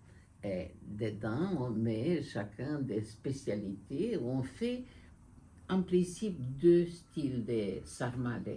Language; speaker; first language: French; non-native, fluent; Romanian